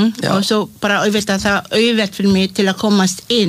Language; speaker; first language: Icelandic; non-native, learner; Malay